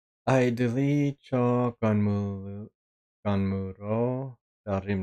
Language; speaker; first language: Korean; non-native, learner; English